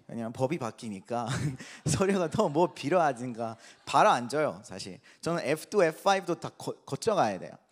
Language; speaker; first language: Korean; non-native, fluent; Persian